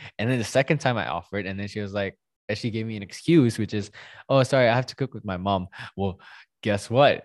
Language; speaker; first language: English; non-native, fluent; Indonesian